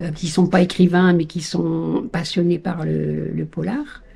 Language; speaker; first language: French; native; French